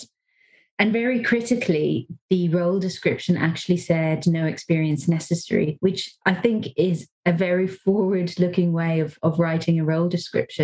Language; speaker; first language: English; native; English